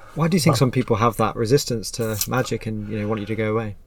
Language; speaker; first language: English; native; English